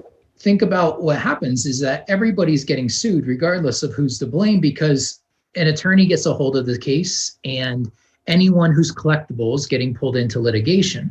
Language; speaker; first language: English; native; English